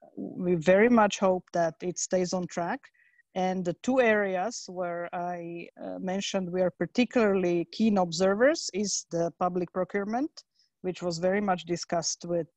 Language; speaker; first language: English; non-native, fluent; Slovak